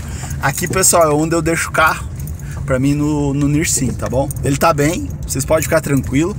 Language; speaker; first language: Portuguese; native; Portuguese